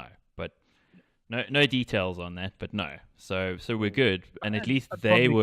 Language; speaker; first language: English; native; English